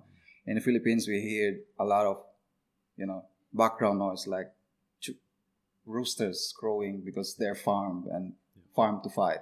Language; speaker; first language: English; non-native, local second language; Cebuano